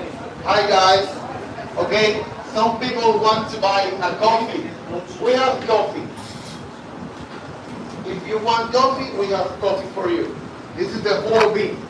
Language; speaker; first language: English; non-native, learner; Spanish